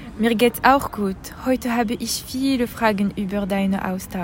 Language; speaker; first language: German; non-native, learner; French